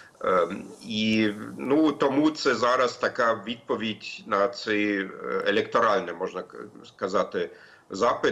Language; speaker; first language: Ukrainian; non-native, fluent; German